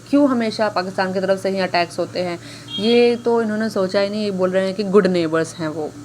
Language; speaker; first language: Hindi; native; Hindi